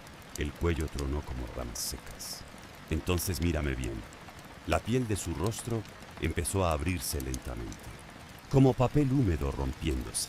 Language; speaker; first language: Spanish; native; Spanish